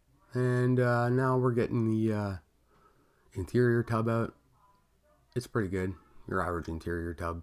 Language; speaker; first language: English; native; English